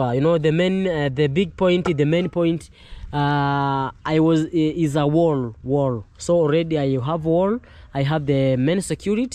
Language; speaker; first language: English; non-native, learner; Swahili